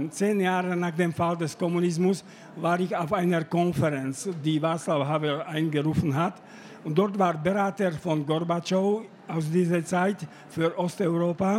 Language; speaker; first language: German; non-native, fluent; Slovak